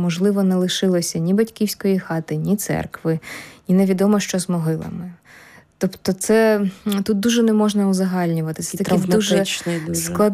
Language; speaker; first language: Ukrainian; native; Ukrainian